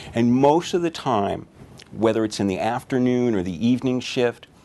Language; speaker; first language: English; native; English